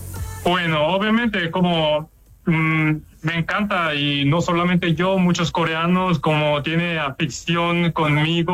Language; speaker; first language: Spanish; non-native, fluent; Korean